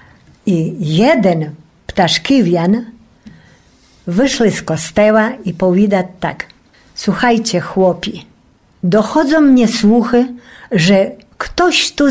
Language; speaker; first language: Polish; non-native, local second language; Rusyn